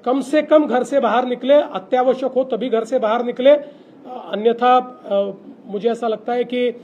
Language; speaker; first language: Hindi; non-native, local second language; Marathi